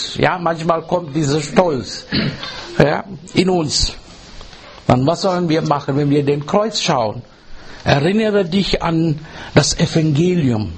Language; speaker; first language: German; non-native, learner; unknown